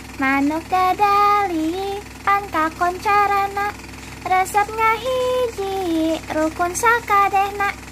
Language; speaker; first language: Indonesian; native; Indonesian